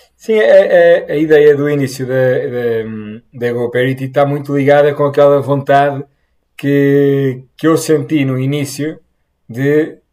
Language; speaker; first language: Portuguese; native; Portuguese